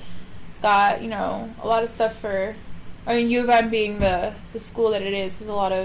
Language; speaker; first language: English; native; English